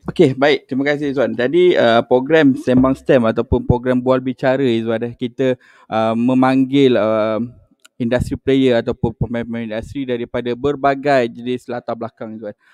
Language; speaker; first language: Malay; native; Malay